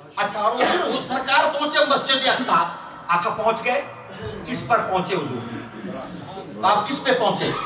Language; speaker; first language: Urdu; non-native, local second language; Saraiki